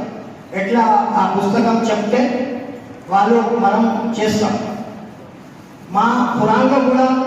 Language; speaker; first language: Telugu; non-native, local second language; Urdu